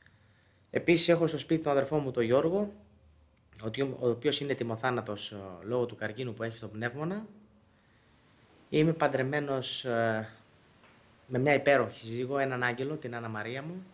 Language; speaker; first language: Greek; native; Greek